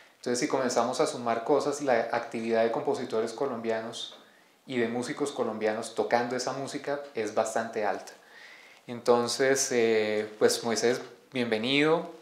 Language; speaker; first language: Spanish; native; Spanish